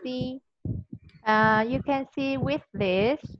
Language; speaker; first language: English; non-native, fluent; Vietnamese